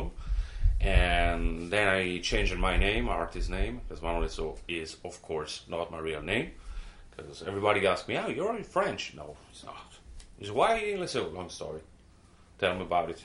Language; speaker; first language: English; non-native, fluent; Italian